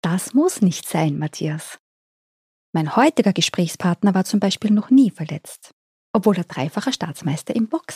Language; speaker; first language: German; native; German